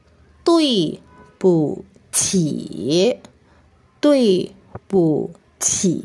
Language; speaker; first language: Chinese; non-native, fluent; Indonesian